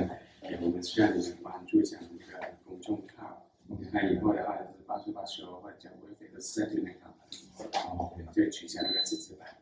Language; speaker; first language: Chinese; native; Chinese